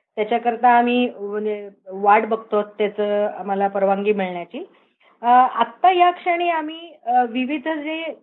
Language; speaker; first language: Marathi; native; Marathi